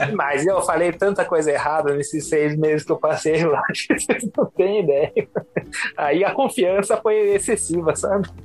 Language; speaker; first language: Portuguese; native; Portuguese